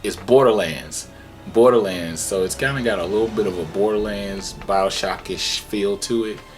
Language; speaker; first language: English; native; English